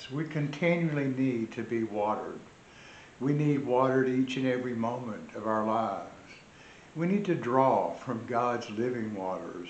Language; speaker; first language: English; native; English